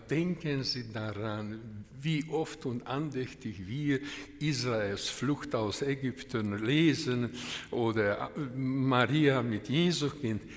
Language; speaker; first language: German; non-native, fluent; Hungarian